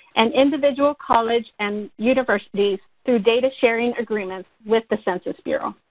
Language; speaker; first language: English; native; English